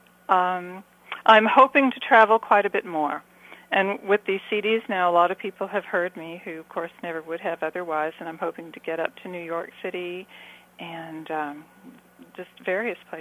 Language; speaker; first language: English; native; English